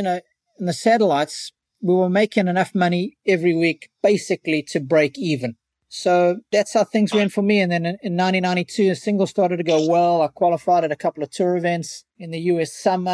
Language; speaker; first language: English; native; English